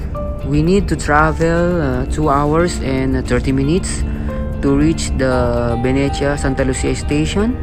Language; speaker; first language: English; non-native, local second language; Filipino